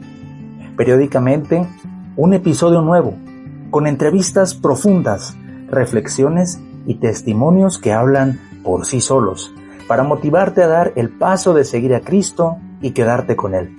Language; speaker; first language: Spanish; native; Spanish